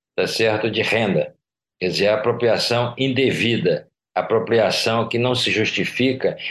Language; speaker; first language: Portuguese; native; Portuguese